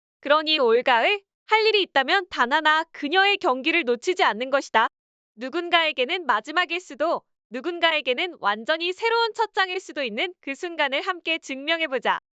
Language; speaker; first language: Korean; native; Korean